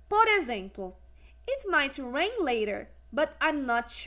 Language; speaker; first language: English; non-native, fluent; Portuguese